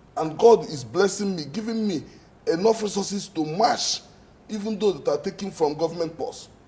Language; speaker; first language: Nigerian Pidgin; non-native, local second language; Igbo